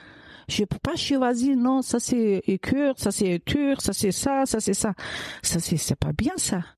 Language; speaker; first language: French; non-native, learner; Kurdish